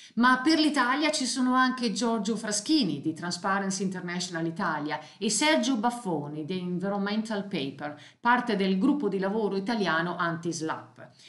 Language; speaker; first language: Italian; native; Italian